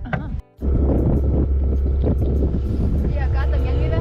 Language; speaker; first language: Spanish; non-native, learner; German